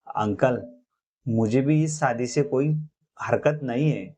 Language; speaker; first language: Hindi; non-native, local second language; Marathi